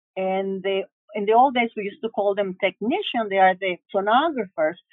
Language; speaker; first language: English; early bilingual, other home language; Spanish